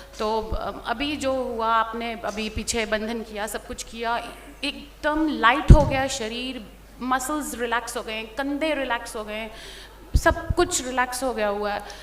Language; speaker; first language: Hindi; native; Hindi